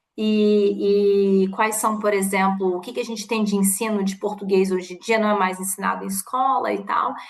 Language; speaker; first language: Portuguese; native; Portuguese